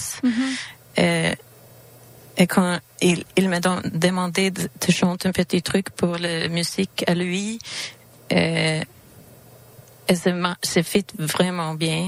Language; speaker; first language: French; non-native, learner; Swedish